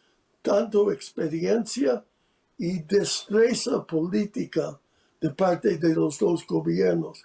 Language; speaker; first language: Spanish; non-native, fluent; English